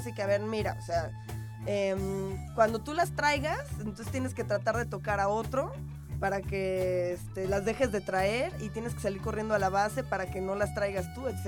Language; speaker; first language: Spanish; native; Spanish